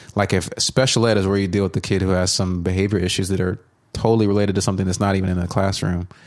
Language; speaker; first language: English; native; English